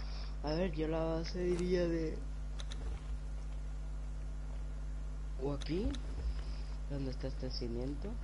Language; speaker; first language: Spanish; native; Spanish